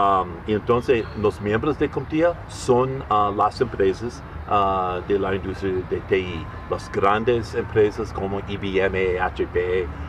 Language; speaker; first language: Spanish; non-native, learner; English